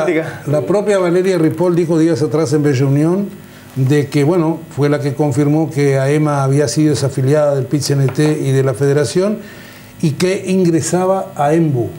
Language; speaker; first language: Spanish; native; Spanish